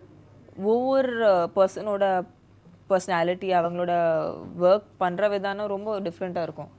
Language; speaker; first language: Tamil; non-native, fluent; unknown